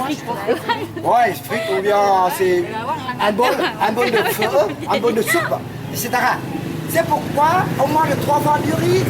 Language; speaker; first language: French; non-native, fluent; Vietnamese